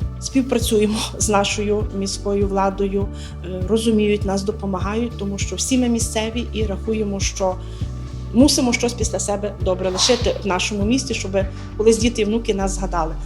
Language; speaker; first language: Ukrainian; native; Ukrainian